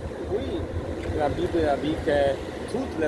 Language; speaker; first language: French; non-native, learner; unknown